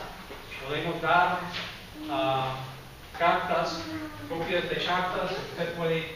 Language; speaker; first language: Spanish; non-native, fluent; English